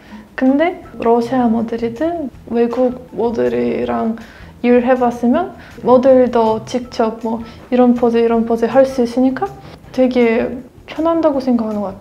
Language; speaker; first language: Korean; non-native, fluent; Russian